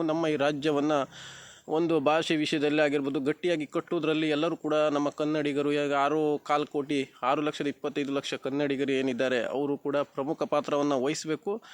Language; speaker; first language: Kannada; non-native, local second language; Konkani